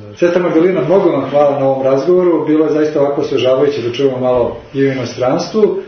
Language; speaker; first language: Serbian; native; Serbian